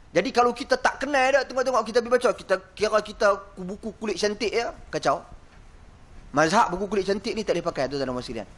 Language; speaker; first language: Malay; native; Malay